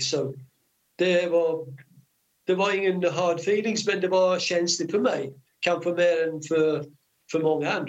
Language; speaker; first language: Swedish; non-native, fluent; English